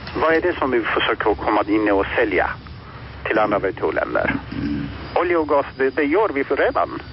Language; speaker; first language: Swedish; non-native, fluent; Persian